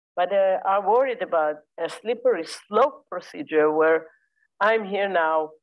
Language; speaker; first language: English; non-native, fluent; Hebrew